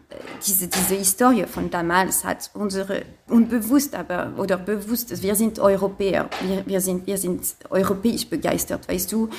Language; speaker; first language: German; non-native, fluent; French